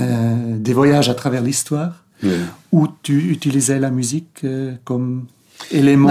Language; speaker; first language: French; non-native, local second language; German